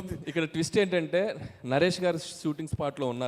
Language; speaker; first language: Telugu; native; Telugu